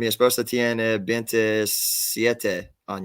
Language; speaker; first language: Spanish; non-native, learner; English